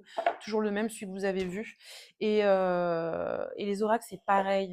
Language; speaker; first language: French; native; French